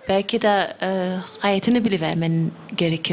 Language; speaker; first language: Turkish; non-native, fluent; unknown